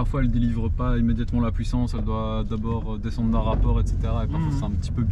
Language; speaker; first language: French; native; French